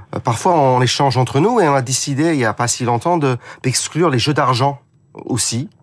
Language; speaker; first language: French; non-native, fluent; English